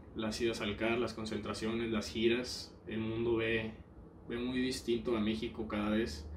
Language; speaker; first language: Spanish; native; Spanish